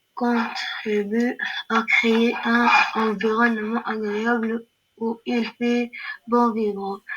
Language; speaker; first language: French; non-native, learner; Arabic